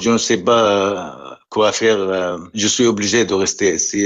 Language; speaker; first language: French; non-native, learner; Arabic